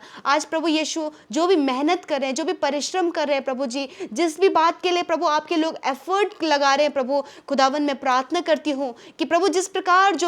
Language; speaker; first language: Hindi; native; Hindi